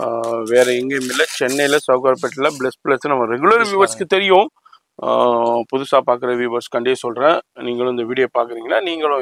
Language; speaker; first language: Tamil; native; Tamil